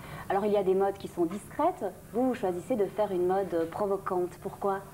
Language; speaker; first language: French; native; French